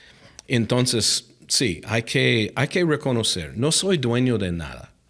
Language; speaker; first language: Spanish; non-native, fluent; English